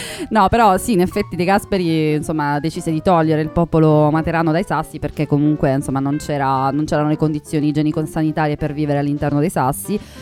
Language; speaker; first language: Italian; native; Italian